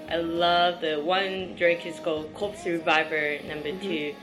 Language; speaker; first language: English; non-native, fluent; Japanese